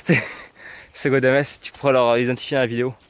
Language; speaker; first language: French; native; French